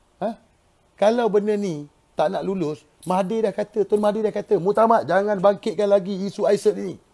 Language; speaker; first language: Malay; native; Malay